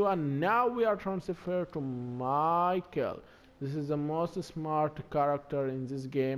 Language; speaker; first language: English; non-native, learner; Arabic